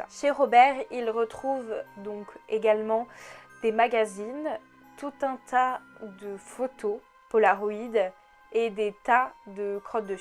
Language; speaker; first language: French; native; French